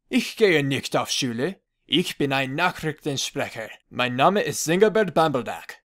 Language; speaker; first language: German; non-native, learner; English